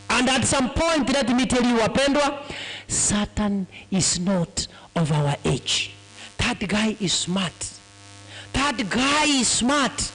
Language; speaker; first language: English; non-native, local second language; Gusii